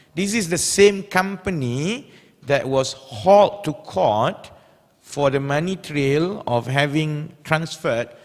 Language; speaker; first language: English; non-native, local second language; Malay